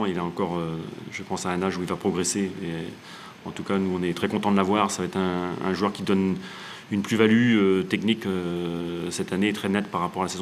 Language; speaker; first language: French; native; French